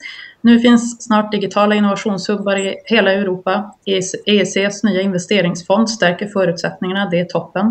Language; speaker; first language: Swedish; native; Swedish